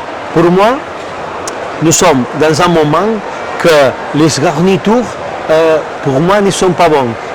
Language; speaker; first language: French; non-native, learner; Catalan